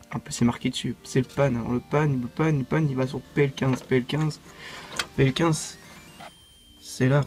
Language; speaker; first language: French; native; French